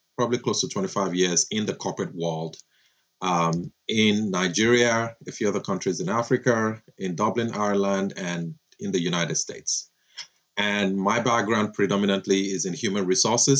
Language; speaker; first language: English; non-native, local second language; Yoruba